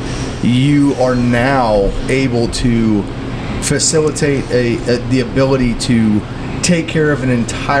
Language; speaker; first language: English; native; English